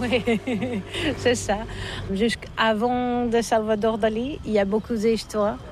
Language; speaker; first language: French; non-native, learner; Catalan